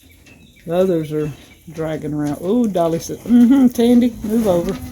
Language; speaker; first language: English; native; English